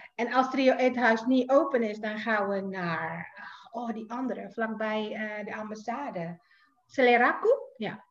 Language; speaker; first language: Dutch; non-native, fluent; Indonesian